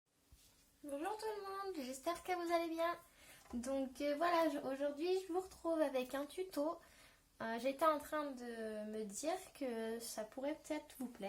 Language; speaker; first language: French; native; French